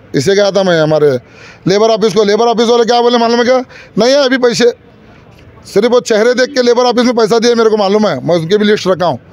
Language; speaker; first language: Hindi; native; Hindi